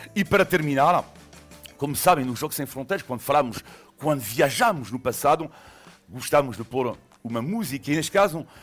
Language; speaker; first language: Portuguese; non-native, fluent; French